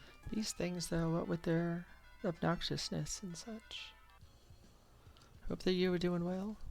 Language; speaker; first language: English; native; English